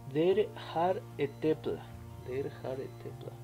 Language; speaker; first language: Norwegian; non-native, learner; Spanish